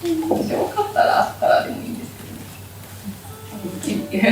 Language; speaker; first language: Japanese; native; Japanese